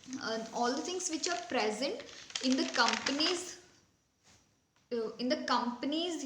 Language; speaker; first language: English; non-native, local second language; Hindi